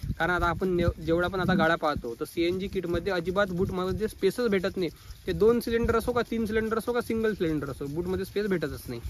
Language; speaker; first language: Marathi; native; Marathi